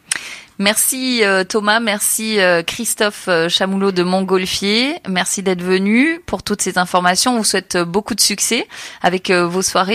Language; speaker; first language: French; native; French